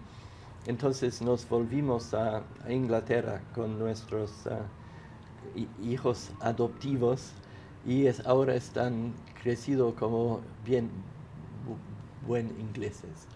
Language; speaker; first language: Spanish; non-native, fluent; English